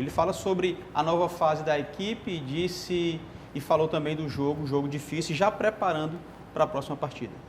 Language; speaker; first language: Portuguese; native; Portuguese